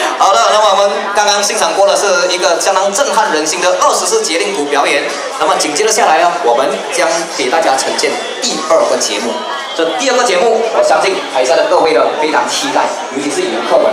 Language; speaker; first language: Chinese; native; Chinese